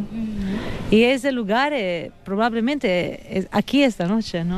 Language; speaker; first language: Spanish; non-native, fluent; Italian